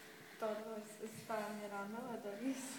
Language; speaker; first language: Spanish; non-native, learner; English